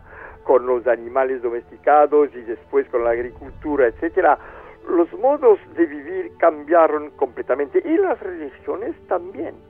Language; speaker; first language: Spanish; non-native, fluent; French